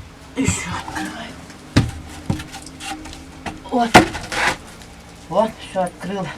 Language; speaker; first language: Russian; non-native, local second language; Yakut